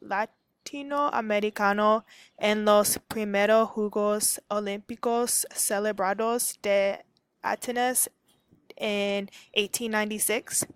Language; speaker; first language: Spanish; non-native, learner; English